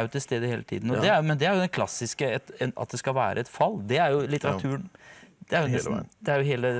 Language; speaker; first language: Norwegian; native; Norwegian